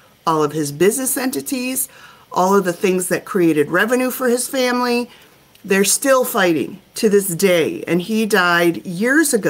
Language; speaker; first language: English; native; English